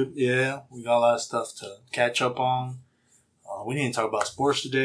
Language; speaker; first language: English; early bilingual, other home language; Spanish